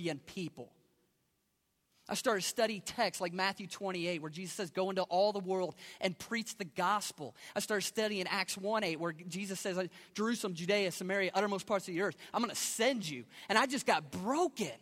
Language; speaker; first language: English; native; English